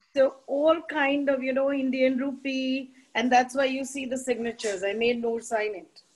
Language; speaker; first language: English; non-native, local second language; Hindi